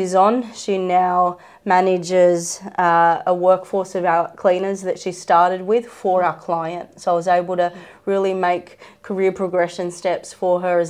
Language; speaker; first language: English; native; English